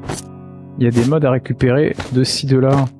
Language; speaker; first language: French; native; French